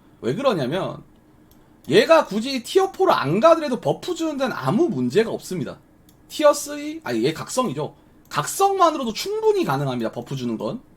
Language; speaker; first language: Korean; native; Korean